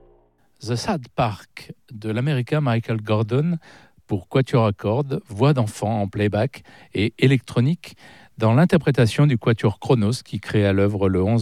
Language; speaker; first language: French; native; French